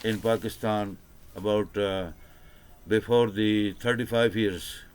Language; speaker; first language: English; non-native, local second language; Urdu